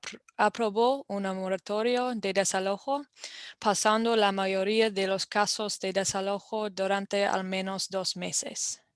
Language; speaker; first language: Spanish; non-native, fluent; English